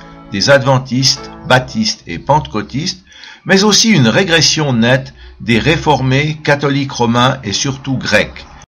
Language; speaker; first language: French; native; French